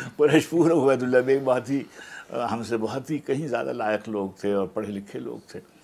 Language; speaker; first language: Urdu; native; Urdu